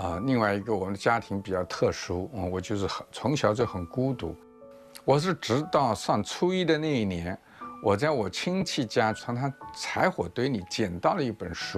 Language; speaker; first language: Chinese; non-native, local second language; Wu Chinese